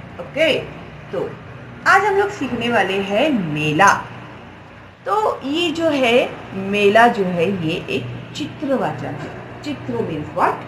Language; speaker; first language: Hindi; non-native, local second language; Marathi